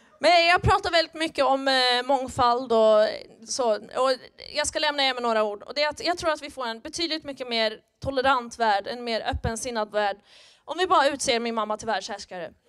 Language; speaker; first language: Swedish; early bilingual, other home language; Persian